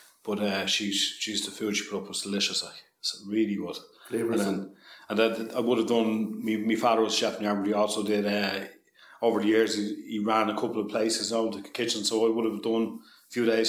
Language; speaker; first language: English; native; English